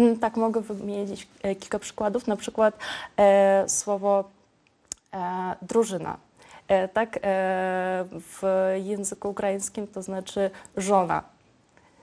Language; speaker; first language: Polish; non-native, local second language; Ukrainian